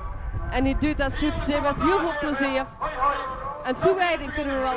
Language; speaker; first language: Dutch; native; Dutch